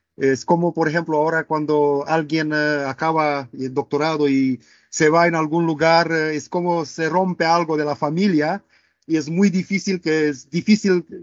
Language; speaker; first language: Spanish; non-native, fluent; Romanian